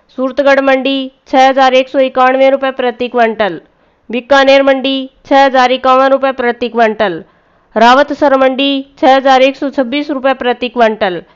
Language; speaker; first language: Hindi; native; Hindi